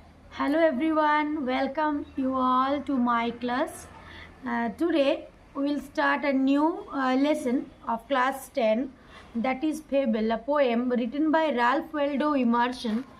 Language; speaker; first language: English; non-native, local second language; Bangla